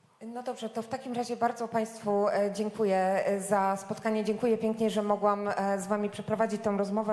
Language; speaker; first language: Polish; native; Polish